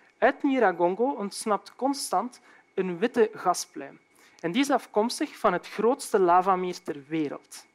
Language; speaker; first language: Dutch; native; Dutch